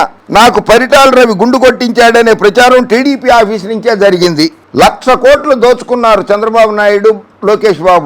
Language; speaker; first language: Telugu; native; Telugu